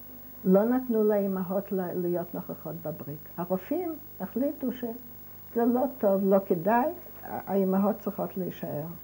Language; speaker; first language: Hebrew; non-native, fluent; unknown